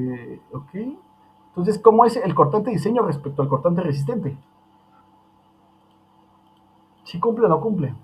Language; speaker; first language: Spanish; native; Spanish